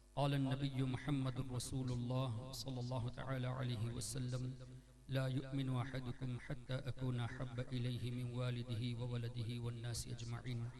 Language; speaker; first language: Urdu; non-native, fluent; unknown